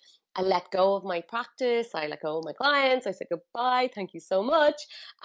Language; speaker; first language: English; native; English